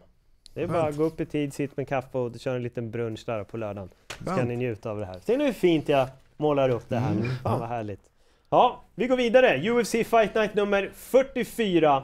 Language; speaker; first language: Swedish; native; Swedish